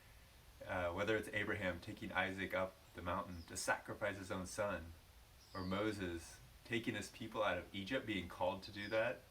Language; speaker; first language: English; native; English